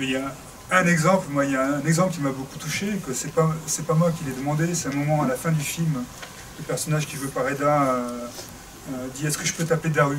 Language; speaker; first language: French; native; French